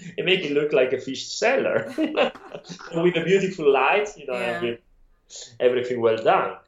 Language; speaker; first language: English; non-native, fluent; Italian